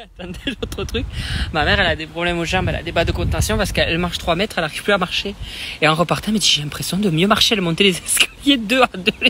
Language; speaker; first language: French; early bilingual, other home language; Portuguese